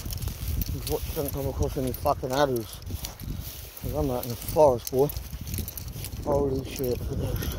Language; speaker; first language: English; native; English